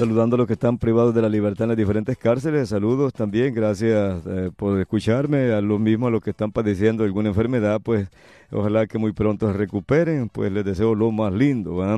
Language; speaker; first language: Spanish; native; Spanish